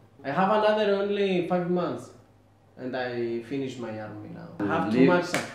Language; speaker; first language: English; non-native, learner; Greek